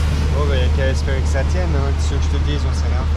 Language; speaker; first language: French; native; French